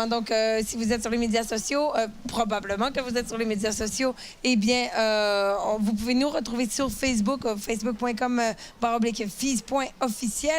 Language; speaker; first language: French; native; French